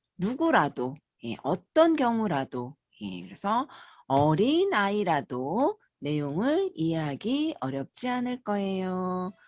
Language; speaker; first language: Korean; native; Korean